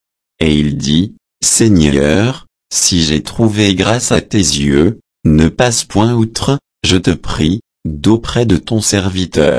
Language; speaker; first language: French; native; French